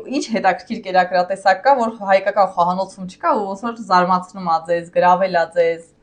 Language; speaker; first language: Armenian; native; Armenian